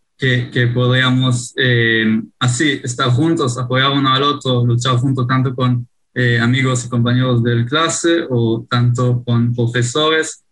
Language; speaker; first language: Spanish; non-native, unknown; Hebrew